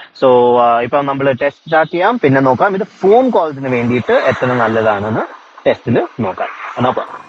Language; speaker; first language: Malayalam; early bilingual, heritage; Malayalam